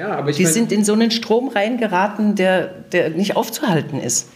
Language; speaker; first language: German; native; German